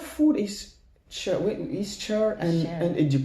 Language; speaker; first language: English; non-native, learner; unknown